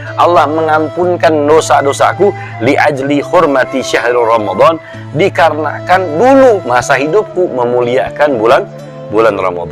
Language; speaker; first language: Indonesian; native; Indonesian